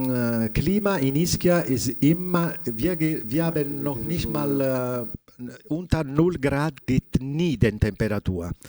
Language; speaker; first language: German; non-native, fluent; Italian